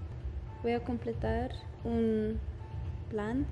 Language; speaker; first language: Spanish; non-native, learner; English